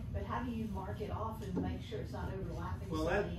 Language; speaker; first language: English; native; English